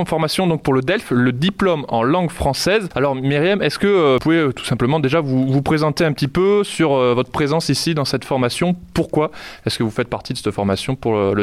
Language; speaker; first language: French; native; French